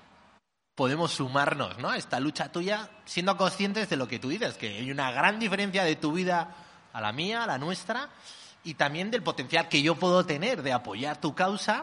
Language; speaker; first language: Spanish; native; Spanish